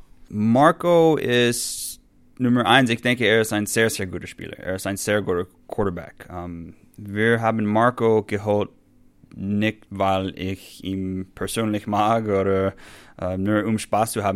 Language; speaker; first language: German; non-native, fluent; English